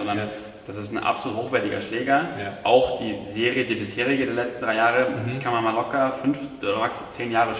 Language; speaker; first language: German; native; German